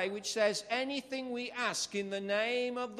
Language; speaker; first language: English; native; English